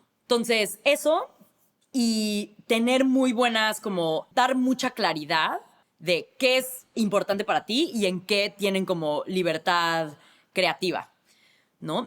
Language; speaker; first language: Spanish; native; Spanish